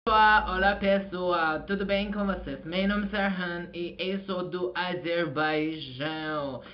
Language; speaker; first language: Portuguese; non-native, learner; Azerbaijani